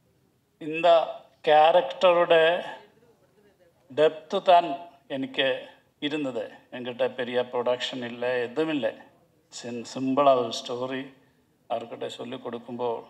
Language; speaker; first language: Tamil; non-native, learner; Malayalam